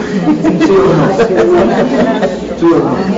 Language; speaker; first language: Spanish; non-native, learner; English